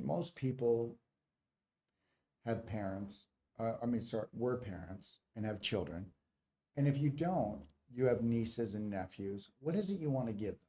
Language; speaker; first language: English; native; English